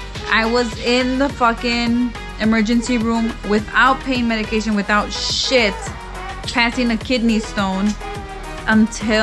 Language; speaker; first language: English; early bilingual, other home language; Spanish